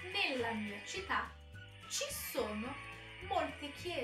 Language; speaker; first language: Italian; non-native, fluent; Portuguese